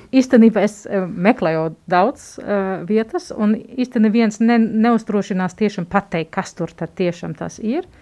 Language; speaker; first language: Latvian; non-native, fluent; German